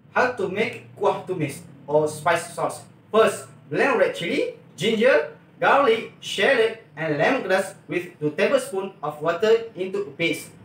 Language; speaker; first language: English; non-native, local second language; Malay